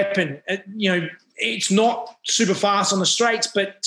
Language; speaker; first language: English; native; English